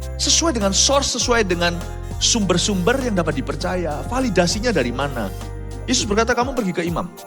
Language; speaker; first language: Indonesian; native; Indonesian